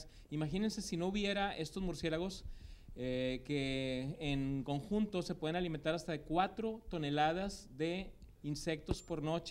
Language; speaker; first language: Spanish; native; Spanish